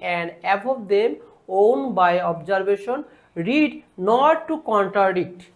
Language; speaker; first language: English; non-native, local second language; Bangla